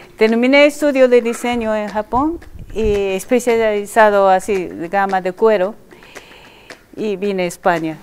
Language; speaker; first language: Spanish; non-native, learner; Japanese